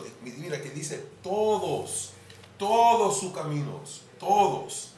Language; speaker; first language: Spanish; non-native, fluent; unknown